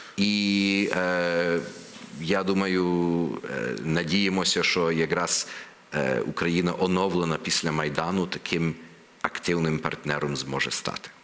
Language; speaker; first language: Ukrainian; early bilingual, heritage; Ukrainian